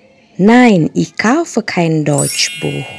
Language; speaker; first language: German; non-native, fluent; Indonesian